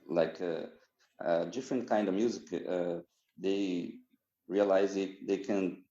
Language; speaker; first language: English; non-native, fluent; Portuguese